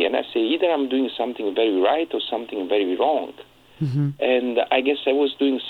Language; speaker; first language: English; non-native, fluent; Italian